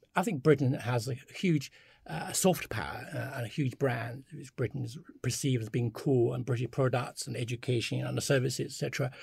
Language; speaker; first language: English; early bilingual, other home language; Chinese